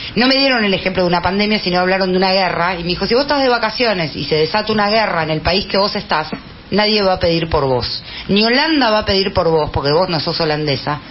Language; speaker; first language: Spanish; early bilingual, other home language; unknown